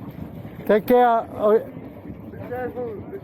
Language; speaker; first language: English; non-native, learner; French